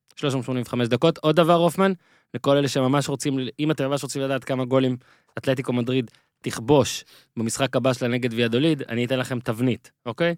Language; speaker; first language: Hebrew; native; Hebrew